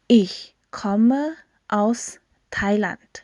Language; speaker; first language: German; non-native, fluent; Thai